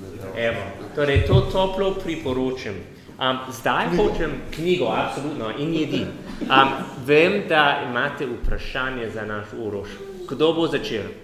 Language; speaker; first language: Slovenian; non-native, learner; English